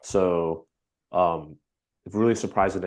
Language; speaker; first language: English; native; English